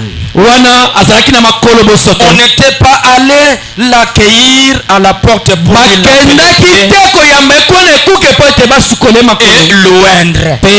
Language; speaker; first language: French; non-native, local second language; Lingala